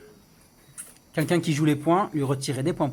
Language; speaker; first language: French; native; French